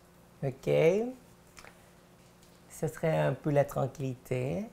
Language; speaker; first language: French; non-native, fluent; Spanish